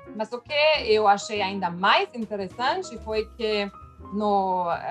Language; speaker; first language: Portuguese; non-native, fluent; German